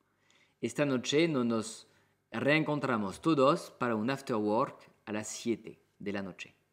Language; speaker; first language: Spanish; non-native, fluent; French